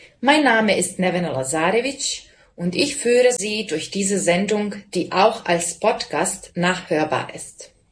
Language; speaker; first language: German; non-native, fluent; Serbian